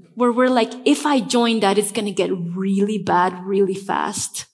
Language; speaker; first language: English; non-native, fluent; Spanish